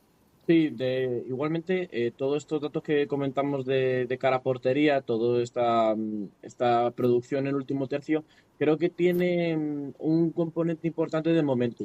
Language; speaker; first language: Spanish; native; Spanish